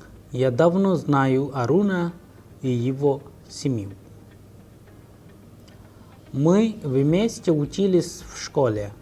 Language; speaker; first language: Russian; non-native, fluent; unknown